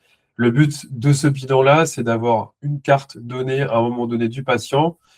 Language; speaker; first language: French; native; French